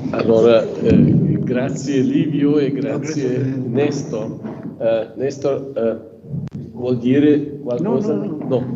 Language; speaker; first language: Italian; non-native, fluent; German